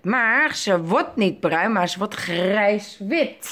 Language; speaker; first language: Dutch; native; Dutch